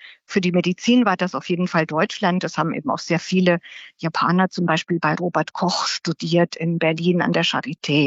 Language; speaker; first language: German; native; German